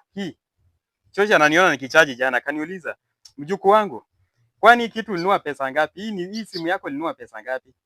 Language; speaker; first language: Swahili; native; Swahili